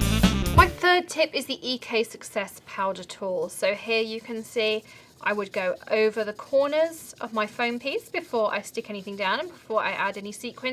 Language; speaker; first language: English; native; English